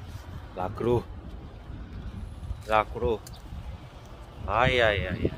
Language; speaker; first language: Spanish; non-native, fluent; Korean